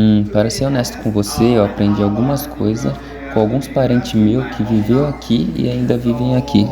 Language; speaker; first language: Portuguese; non-native, fluent; Japanese